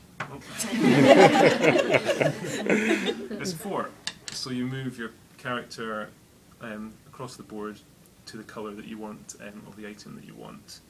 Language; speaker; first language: English; native; English